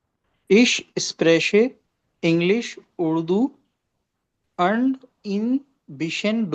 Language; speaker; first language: German; non-native, learner; Urdu